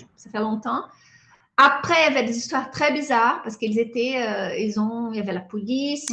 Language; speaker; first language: French; non-native, fluent; Portuguese